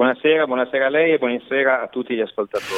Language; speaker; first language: Italian; native; Italian